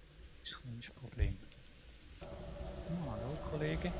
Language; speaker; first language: German; native; German